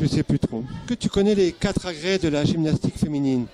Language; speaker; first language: French; native; French